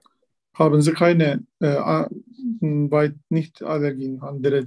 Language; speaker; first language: German; non-native, learner; Turkish